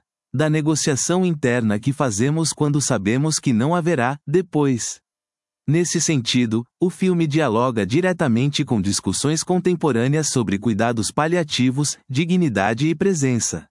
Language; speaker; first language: Portuguese; native; Portuguese